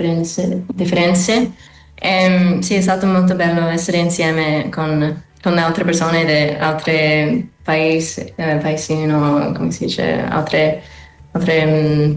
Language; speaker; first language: Italian; non-native, learner; English